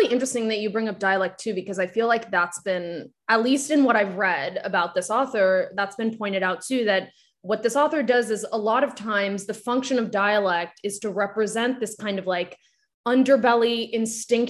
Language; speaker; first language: English; non-native, fluent; Japanese